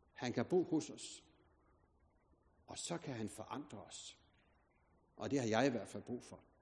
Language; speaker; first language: Danish; native; Danish